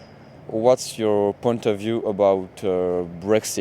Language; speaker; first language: English; non-native, learner; French